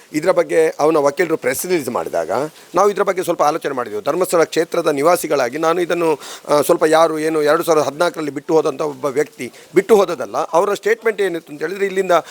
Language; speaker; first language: Kannada; native; Kannada